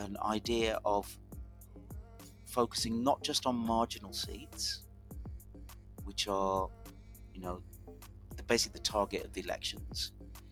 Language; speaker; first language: English; native; English